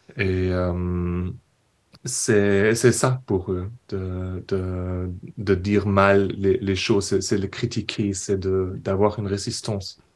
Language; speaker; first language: French; non-native, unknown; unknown